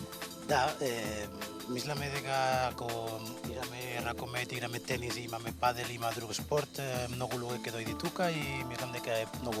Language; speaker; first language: Macedonian; non-native, learner; Spanish